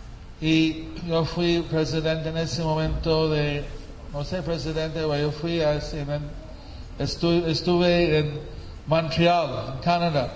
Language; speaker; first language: Spanish; non-native, fluent; English